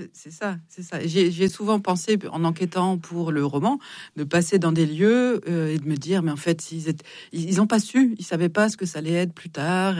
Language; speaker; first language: French; native; French